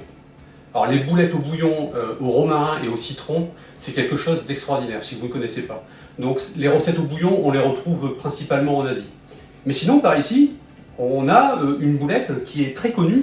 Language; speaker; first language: French; native; French